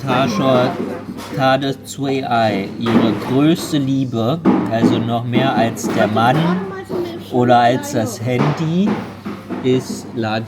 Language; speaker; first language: German; early bilingual, other home language; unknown